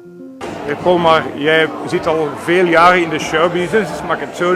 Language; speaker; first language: Dutch; native; Dutch